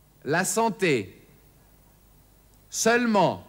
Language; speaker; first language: French; non-native, fluent; German